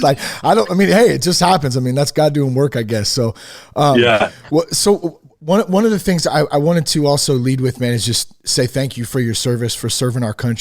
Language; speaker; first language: English; native; English